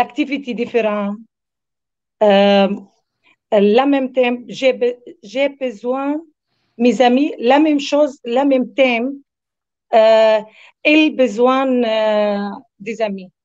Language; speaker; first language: French; non-native, learner; Arabic